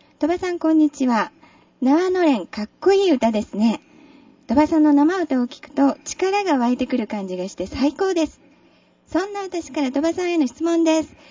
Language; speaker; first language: Japanese; native; Japanese